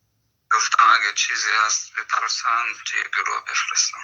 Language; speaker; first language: Persian; non-native, fluent; Arabic